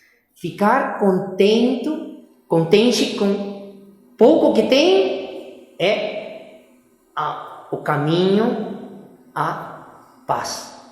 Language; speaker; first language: Portuguese; non-native, fluent; Spanish